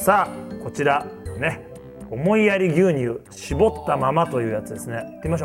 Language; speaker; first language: Japanese; native; Japanese